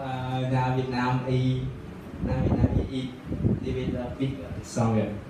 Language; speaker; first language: English; non-native, learner; Vietnamese